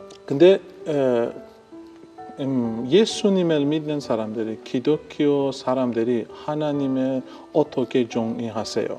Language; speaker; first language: Korean; non-native, fluent; Persian